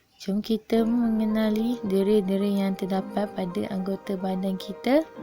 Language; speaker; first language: Malay; native; Malay